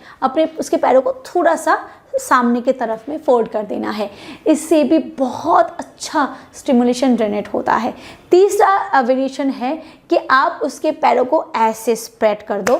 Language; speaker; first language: Hindi; native; Hindi